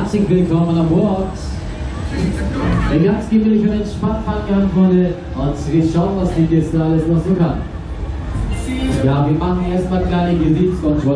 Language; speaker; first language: German; native; German